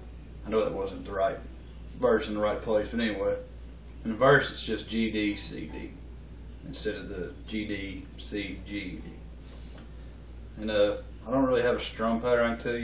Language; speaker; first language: English; native; English